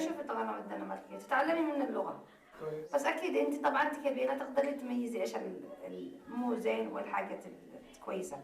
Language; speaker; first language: Arabic; native; Arabic